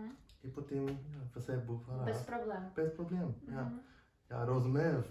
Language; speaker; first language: Ukrainian; non-native, learner; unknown